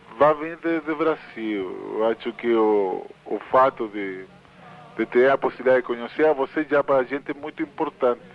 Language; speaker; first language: Portuguese; non-native, fluent; Spanish